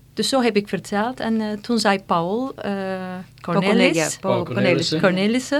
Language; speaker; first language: Dutch; non-native, fluent; Turkish